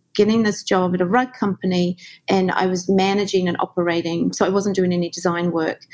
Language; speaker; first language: English; native; English